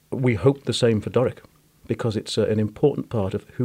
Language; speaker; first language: English; native; English